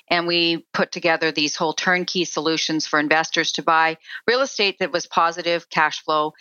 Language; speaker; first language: English; native; English